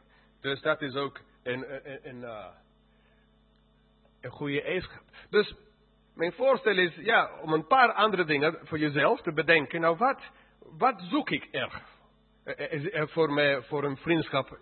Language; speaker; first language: Dutch; non-native, fluent; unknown